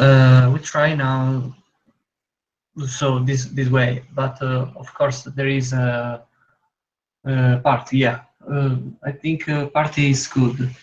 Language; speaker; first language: English; non-native, learner; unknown